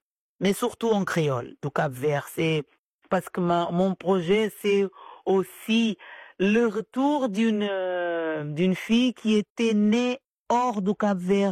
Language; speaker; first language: French; non-native, fluent; Portuguese